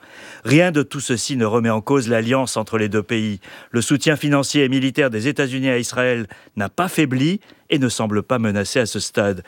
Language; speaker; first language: French; native; French